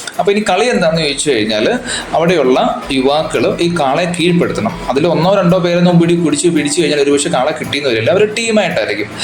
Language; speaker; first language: Malayalam; native; Malayalam